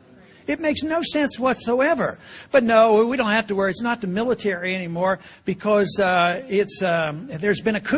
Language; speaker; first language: English; native; English